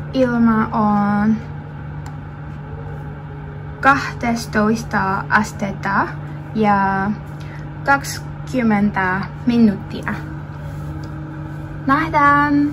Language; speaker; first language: Finnish; non-native, learner; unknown